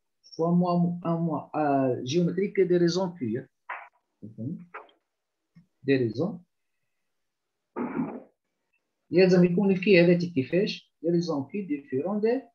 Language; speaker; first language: French; non-native, local second language; Arabic